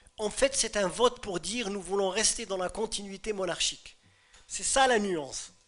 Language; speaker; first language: French; non-native, local second language; Arabic